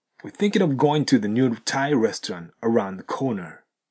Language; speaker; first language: English; non-native, fluent; Japanese